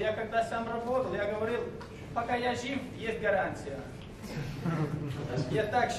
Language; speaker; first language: Russian; non-native, learner; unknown